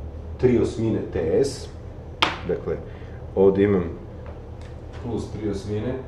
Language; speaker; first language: Serbian; native; Serbian